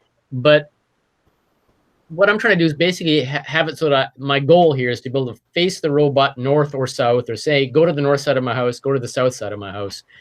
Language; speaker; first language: English; native; English